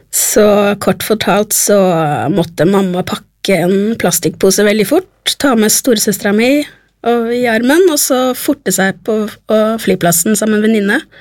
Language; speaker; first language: Norwegian; native; Norwegian